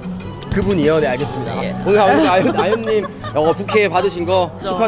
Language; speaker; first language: Korean; native; Korean